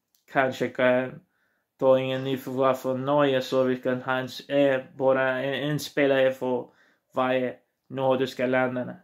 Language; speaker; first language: Swedish; non-native, learner; Portuguese